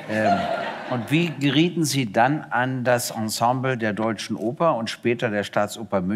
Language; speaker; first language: German; native; German